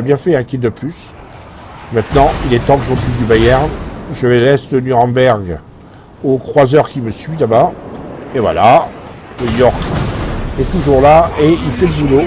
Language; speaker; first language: French; native; French